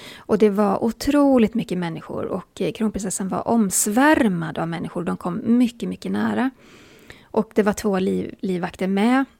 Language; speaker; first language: Swedish; native; Swedish